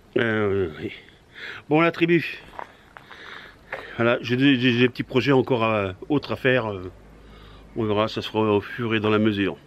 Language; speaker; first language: French; native; French